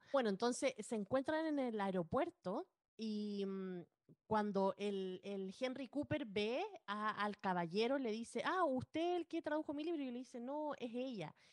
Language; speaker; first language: Spanish; native; Spanish